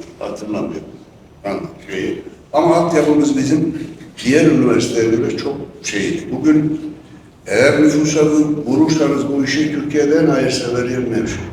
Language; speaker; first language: Turkish; native; Turkish